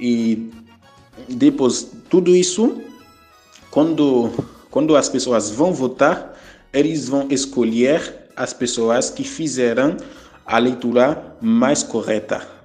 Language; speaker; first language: Portuguese; non-native, fluent; Haitian Creole